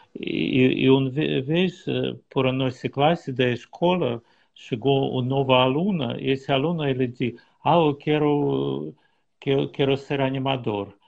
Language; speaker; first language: Portuguese; non-native, learner; Russian